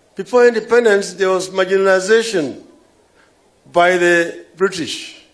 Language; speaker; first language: English; non-native, local second language; Luo (Kenya and Tanzania)